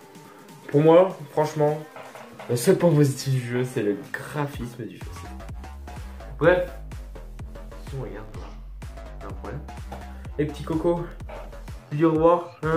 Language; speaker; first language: French; native; French